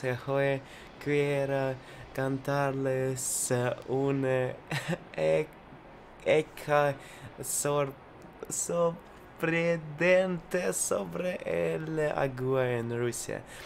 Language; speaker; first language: Spanish; non-native, learner; Russian